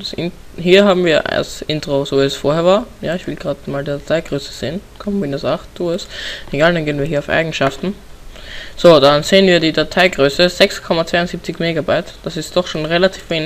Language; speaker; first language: German; native; German